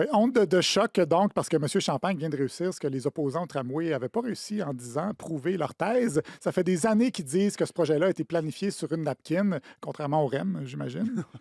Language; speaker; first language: French; native; French